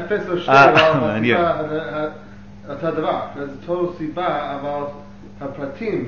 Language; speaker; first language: Hebrew; non-native, learner; English